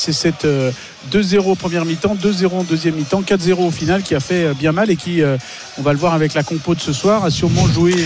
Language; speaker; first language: French; native; French